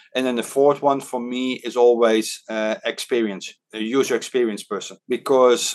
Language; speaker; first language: English; non-native, fluent; Dutch